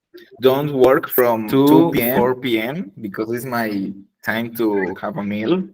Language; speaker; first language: English; non-native, learner; Spanish